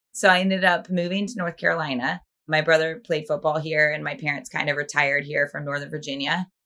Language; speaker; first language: English; native; English